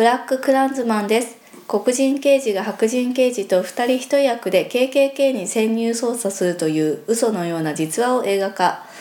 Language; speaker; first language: Japanese; native; Japanese